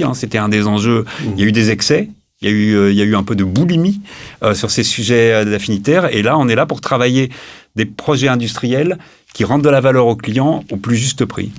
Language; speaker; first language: French; native; French